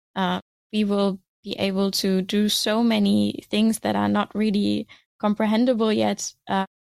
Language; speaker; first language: English; non-native, fluent; German